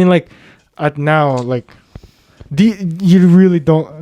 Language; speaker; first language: English; native; English